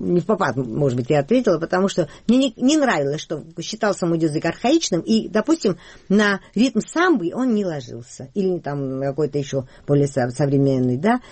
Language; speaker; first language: Russian; non-native, local second language; Georgian